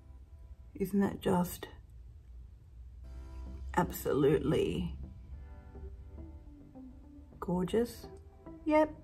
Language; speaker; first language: English; native; English